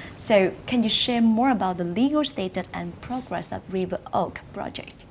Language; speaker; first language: English; non-native, fluent; Vietnamese